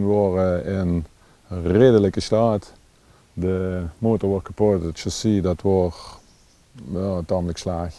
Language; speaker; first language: Dutch; native; Dutch